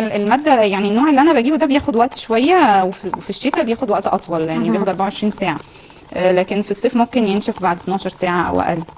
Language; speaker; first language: Arabic; native; Arabic